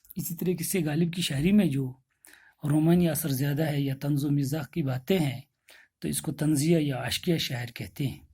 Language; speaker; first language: Urdu; non-native, local second language; Kashmiri